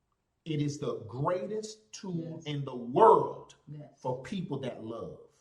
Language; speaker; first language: English; native; English